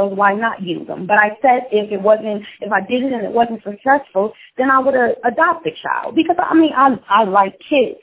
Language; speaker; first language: English; native; English